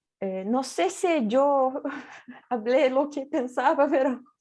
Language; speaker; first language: Spanish; non-native, fluent; Portuguese